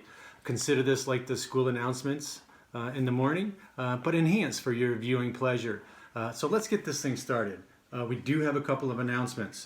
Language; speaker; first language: English; native; English